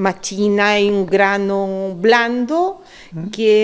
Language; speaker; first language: Italian; early bilingual, heritage; Spanish